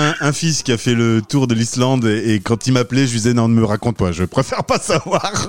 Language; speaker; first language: French; native; French